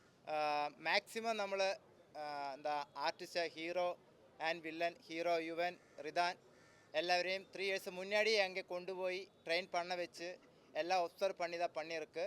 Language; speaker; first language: Tamil; non-native, learner; Malayalam